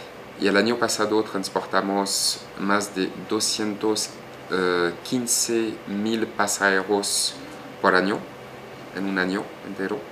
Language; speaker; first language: Spanish; non-native, fluent; French